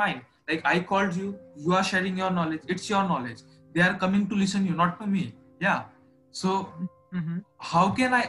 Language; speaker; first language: English; non-native, local second language; Hindi